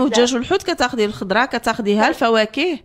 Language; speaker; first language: Arabic; native; Arabic